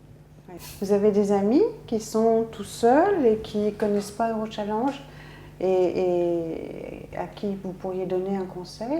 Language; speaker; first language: French; native; French